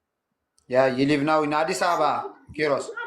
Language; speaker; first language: English; non-native, learner; Tigrinya